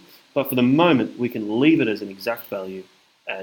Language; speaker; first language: English; native; English